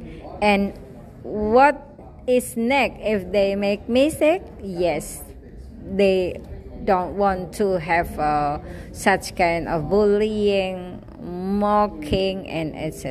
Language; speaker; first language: English; non-native, fluent; Indonesian